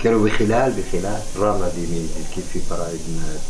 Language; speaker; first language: Spanish; non-native, learner; Arabic